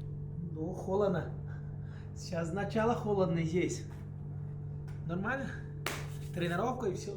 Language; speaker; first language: Russian; non-native, learner; Portuguese